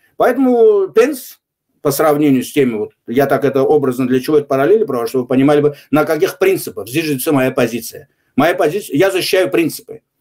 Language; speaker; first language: Russian; non-native, local second language; Azerbaijani